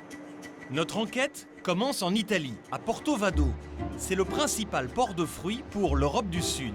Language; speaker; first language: French; native; French